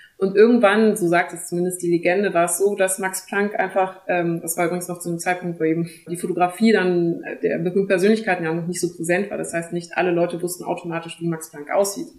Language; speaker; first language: German; early bilingual, other home language; French